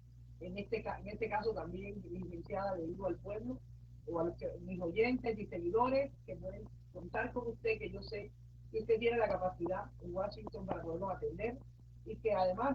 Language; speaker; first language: Spanish; native; Spanish